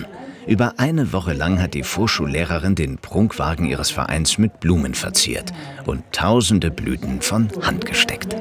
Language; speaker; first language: German; native; German